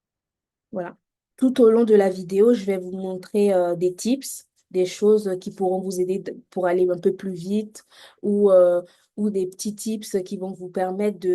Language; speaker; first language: French; native; French